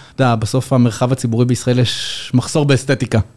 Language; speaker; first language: Hebrew; native; Hebrew